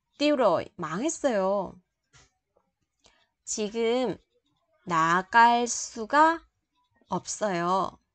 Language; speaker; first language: Korean; non-native, fluent; Vietnamese